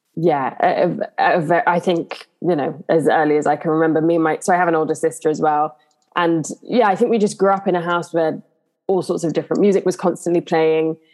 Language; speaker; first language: English; native; English